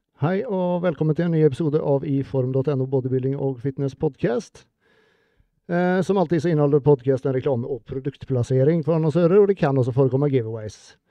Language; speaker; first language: Norwegian; native; Norwegian